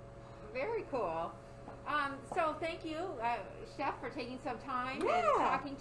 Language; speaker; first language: English; native; English